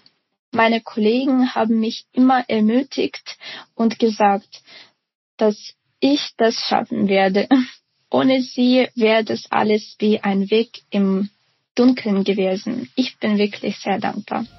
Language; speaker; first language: German; non-native, fluent; Ukrainian